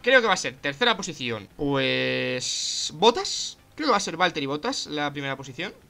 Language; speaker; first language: Spanish; native; Spanish